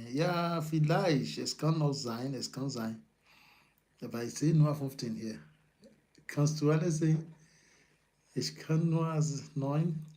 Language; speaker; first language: German; non-native, learner; Yoruba